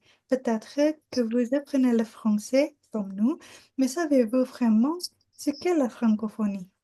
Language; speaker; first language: French; non-native, learner; Indonesian